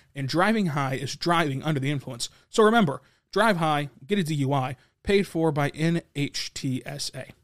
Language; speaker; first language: English; native; English